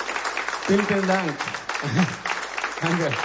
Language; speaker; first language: German; non-native, learner; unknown